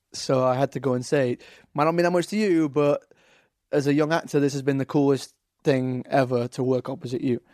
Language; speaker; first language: English; native; English